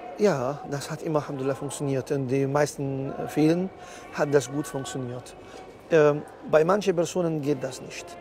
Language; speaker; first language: German; non-native, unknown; Arabic